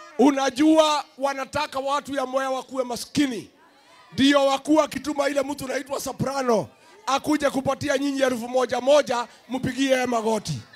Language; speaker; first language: Swahili; non-native, local second language; Kikuyu